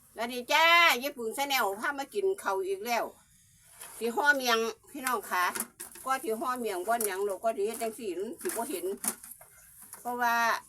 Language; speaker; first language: Thai; native; Thai